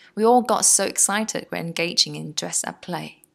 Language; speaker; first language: English; non-native, fluent; Vietnamese